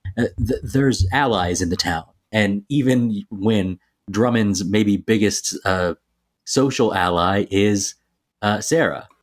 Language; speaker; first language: English; native; English